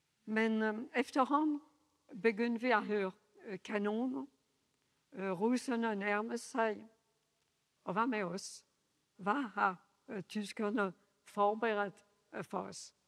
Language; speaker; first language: Danish; non-native, fluent; French